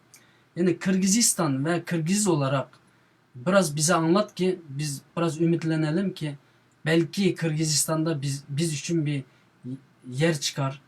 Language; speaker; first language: Turkish; non-native, fluent; Uyghur